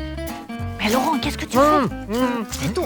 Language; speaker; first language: French; non-native, learner; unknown